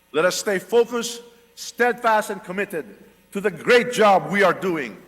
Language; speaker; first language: English; non-native, local second language; Filipino